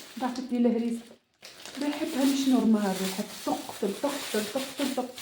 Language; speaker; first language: Arabic; native; Arabic